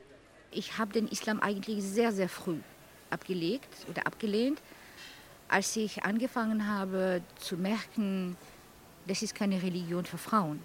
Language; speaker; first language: German; non-native, fluent; Arabic